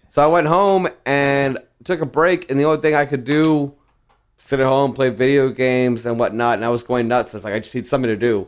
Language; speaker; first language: English; early bilingual, other home language; Spanish